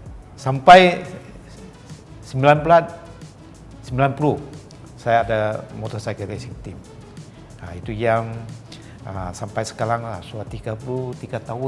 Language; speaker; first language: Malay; non-native, local second language; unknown